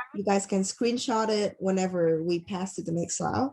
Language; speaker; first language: English; non-native, fluent; Vietnamese